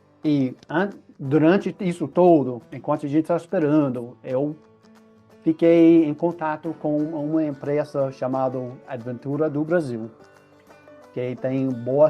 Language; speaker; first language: Portuguese; non-native, fluent; English